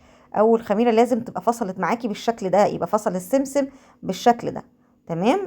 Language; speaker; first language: Arabic; native; Arabic